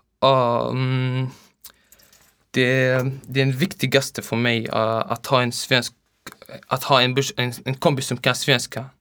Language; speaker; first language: Swedish; non-native, learner; Arabic